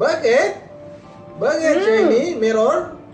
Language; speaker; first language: Filipino; non-native, learner; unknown